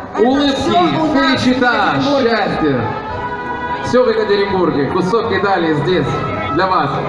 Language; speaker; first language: Russian; non-native, fluent; Italian